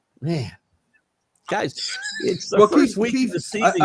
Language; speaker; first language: English; native; English